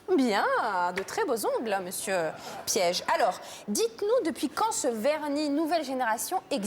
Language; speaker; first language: French; native; French